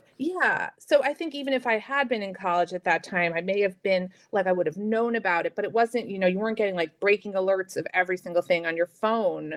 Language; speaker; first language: English; native; English